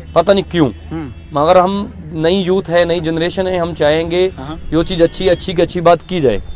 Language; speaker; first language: Hindi; native; Hindi